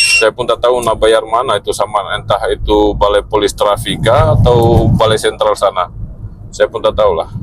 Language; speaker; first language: Indonesian; native; Indonesian